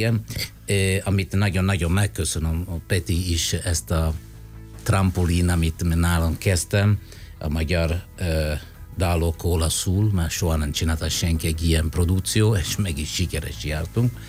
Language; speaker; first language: Hungarian; non-native, fluent; Italian